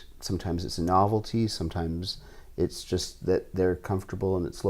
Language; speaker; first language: English; native; English